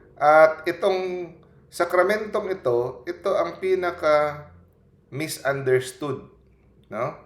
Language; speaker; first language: Filipino; non-native, local second language; Cebuano